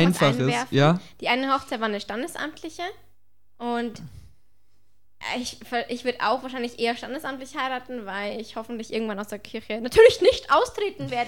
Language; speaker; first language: German; native; German